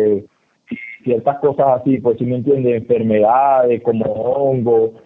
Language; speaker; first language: Spanish; native; Spanish